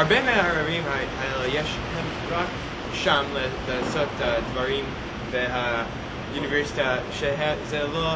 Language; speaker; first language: Hebrew; non-native, learner; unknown